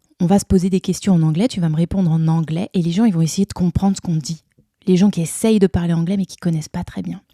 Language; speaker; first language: French; native; French